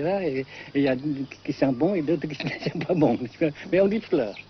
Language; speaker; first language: French; non-native, fluent; Vietnamese